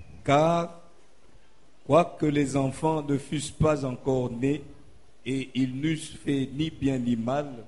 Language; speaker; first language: French; non-native, local second language; Lingala